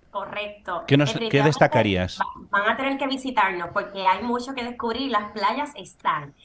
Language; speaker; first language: Spanish; native; Spanish